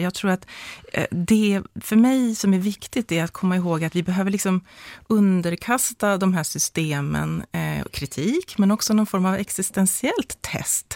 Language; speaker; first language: Swedish; native; Swedish